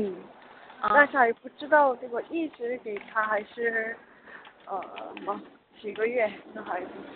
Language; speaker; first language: Chinese; non-native, learner; Korean